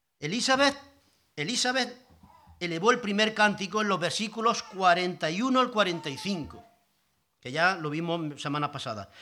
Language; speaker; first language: Spanish; native; Spanish